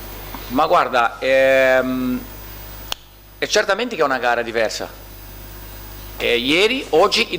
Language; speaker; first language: Italian; non-native, fluent; Portuguese